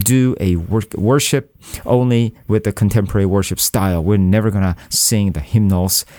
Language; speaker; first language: English; non-native, fluent; Korean